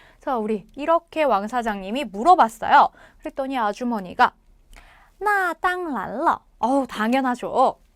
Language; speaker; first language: Korean; native; Korean